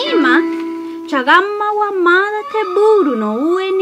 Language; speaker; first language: Japanese; non-native, learner; English